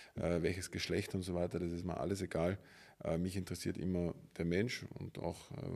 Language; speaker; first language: German; native; German